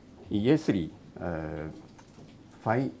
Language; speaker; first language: Russian; non-native, learner; Japanese